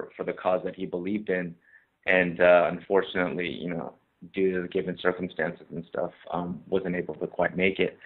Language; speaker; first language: English; native; English